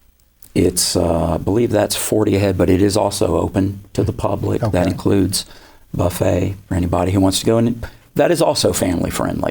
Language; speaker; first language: English; native; English